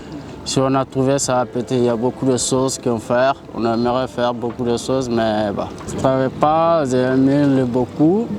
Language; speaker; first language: French; non-native, learner; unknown